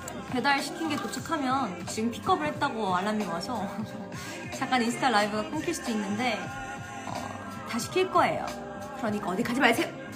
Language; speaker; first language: Korean; native; Korean